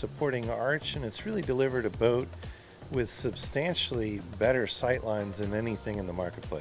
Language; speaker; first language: English; native; English